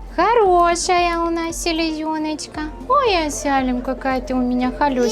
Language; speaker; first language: Russian; non-native, local second language; Uzbek